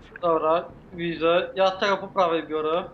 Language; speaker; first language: Polish; native; Polish